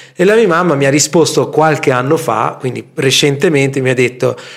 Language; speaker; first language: Italian; native; Italian